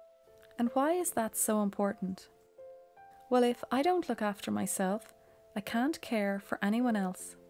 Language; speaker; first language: English; native; English